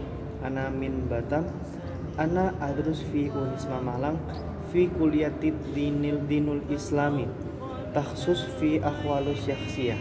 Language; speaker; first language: Arabic; non-native, learner; Indonesian